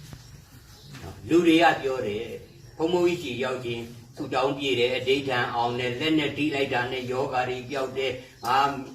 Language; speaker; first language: Burmese; native; Burmese